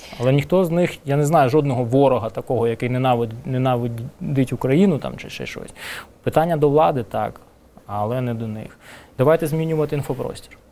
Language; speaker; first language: Ukrainian; non-native, local second language; Russian